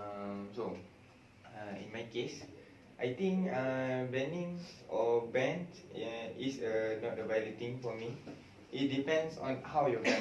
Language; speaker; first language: English; non-native, learner; Malay